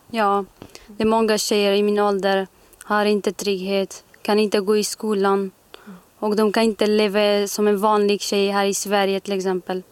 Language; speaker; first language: Swedish; non-native, learner; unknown